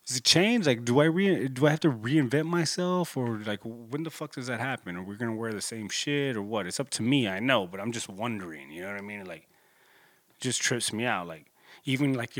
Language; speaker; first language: English; native; English